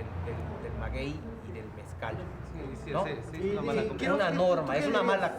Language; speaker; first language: Spanish; native; Spanish